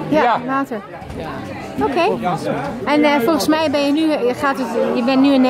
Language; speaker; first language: Dutch; non-native, fluent; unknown